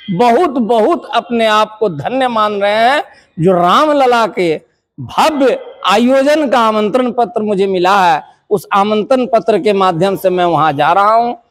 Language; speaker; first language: Hindi; native; Hindi